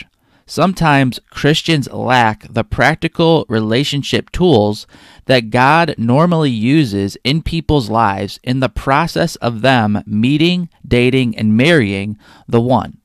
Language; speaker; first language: English; native; English